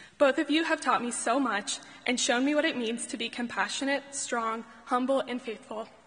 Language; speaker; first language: English; native; English